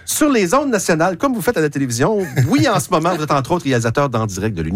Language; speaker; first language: French; native; French